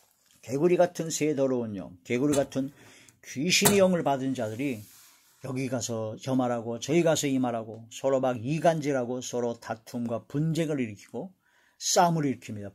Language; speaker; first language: Korean; native; Korean